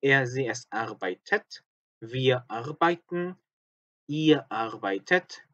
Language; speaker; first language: German; non-native, fluent; Korean